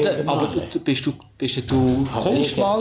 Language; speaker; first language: German; native; German